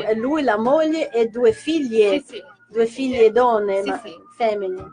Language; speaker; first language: Italian; non-native, fluent; Portuguese